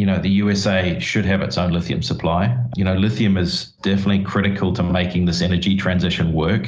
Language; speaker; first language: English; native; English